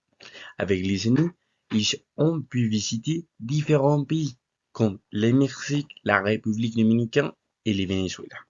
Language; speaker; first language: French; non-native, learner; Spanish